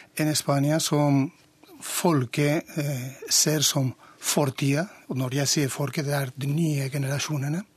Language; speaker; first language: Norwegian; non-native, fluent; Spanish